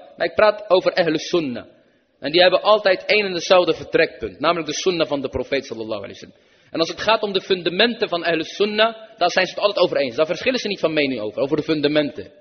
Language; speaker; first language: Dutch; early bilingual, other home language; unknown